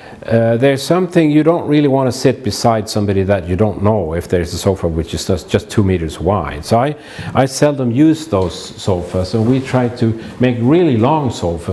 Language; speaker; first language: English; non-native, fluent; Swedish